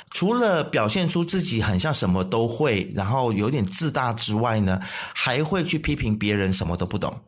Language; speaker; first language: Chinese; native; Chinese